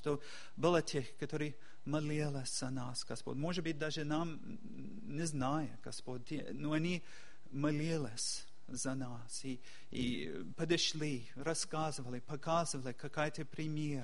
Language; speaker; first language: Russian; non-native, fluent; English